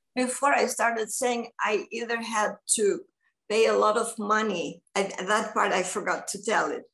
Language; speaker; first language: English; non-native, fluent; Greek